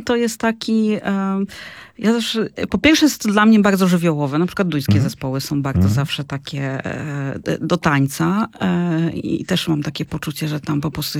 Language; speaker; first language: Polish; native; Polish